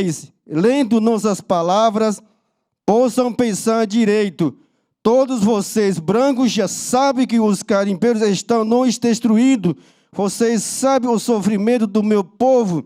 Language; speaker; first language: Portuguese; non-native, local second language; Yanomámi